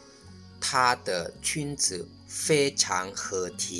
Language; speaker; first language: Chinese; non-native, fluent; Lao